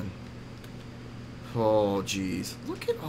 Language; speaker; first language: English; native; English